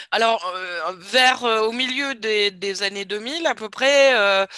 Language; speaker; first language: French; native; French